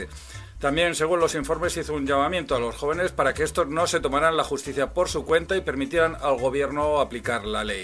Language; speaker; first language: Spanish; native; Spanish